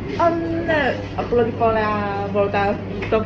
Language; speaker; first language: Greek; non-native, learner; Chinese